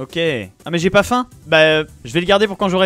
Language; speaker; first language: French; native; French